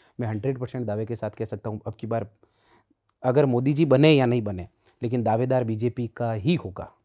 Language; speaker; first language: Hindi; native; Hindi